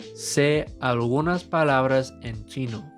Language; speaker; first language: Spanish; non-native, fluent; English